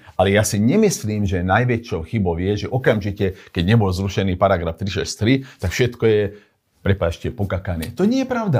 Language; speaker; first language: Slovak; non-native, local second language; Hungarian